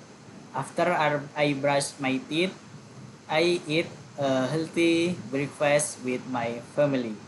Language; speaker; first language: English; non-native, learner; Indonesian